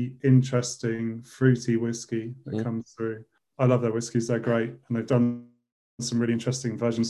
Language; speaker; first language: English; native; English